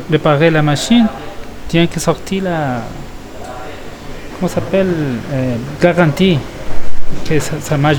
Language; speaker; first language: French; non-native, learner; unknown